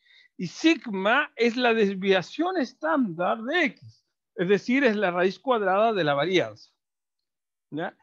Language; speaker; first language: Spanish; native; Spanish